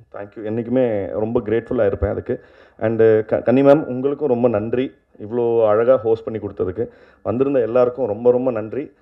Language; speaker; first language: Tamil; native; Tamil